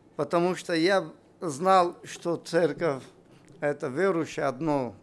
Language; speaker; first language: Russian; non-native, local second language; Armenian